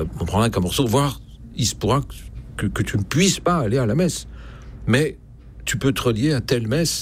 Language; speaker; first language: French; native; French